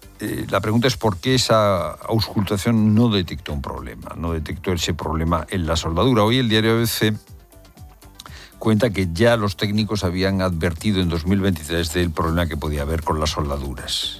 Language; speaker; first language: Spanish; native; Spanish